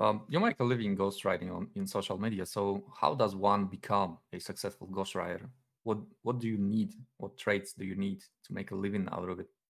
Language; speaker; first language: English; non-native, fluent; Polish